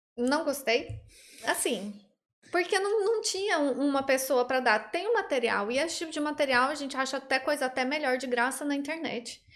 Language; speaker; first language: Portuguese; native; Portuguese